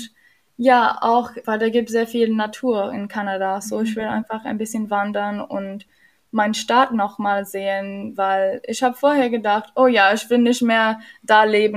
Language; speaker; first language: German; non-native, learner; English